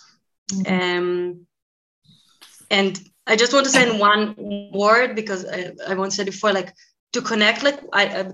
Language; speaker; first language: English; non-native, fluent; Hebrew